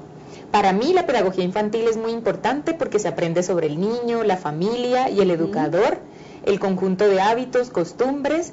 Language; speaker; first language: Spanish; native; Spanish